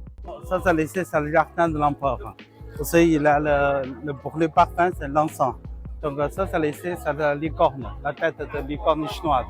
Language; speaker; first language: French; non-native, learner; Chinese